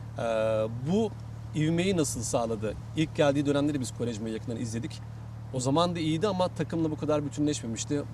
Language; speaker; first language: Turkish; native; Turkish